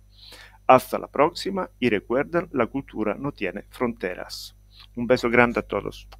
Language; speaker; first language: Spanish; non-native, fluent; Italian